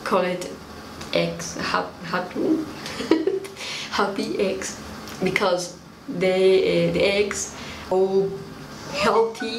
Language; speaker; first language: English; non-native, learner; Spanish